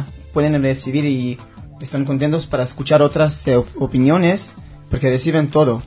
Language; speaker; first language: Spanish; non-native, learner; Hebrew